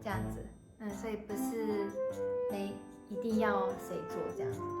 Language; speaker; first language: Chinese; non-native, fluent; Japanese